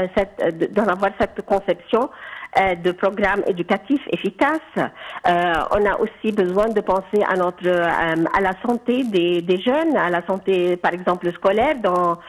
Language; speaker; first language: French; non-native, fluent; Arabic